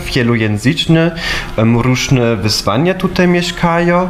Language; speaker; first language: Polish; non-native, fluent; German